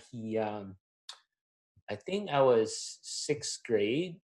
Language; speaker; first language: English; non-native, local second language; Filipino